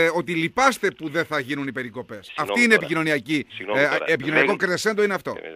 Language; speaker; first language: Greek; native; Greek